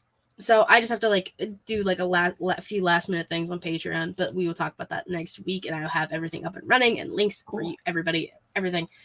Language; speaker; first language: English; native; English